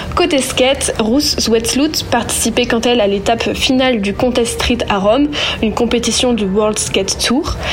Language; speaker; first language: French; native; French